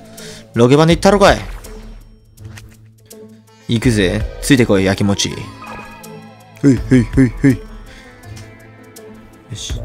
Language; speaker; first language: Japanese; native; Japanese